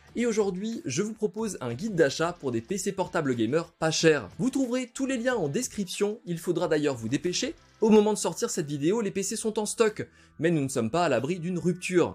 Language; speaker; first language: French; native; French